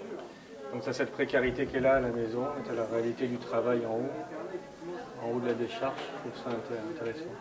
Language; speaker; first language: French; native; French